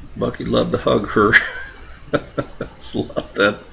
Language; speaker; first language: English; native; English